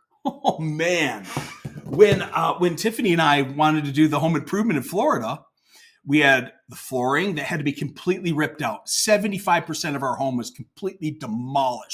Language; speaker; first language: English; native; English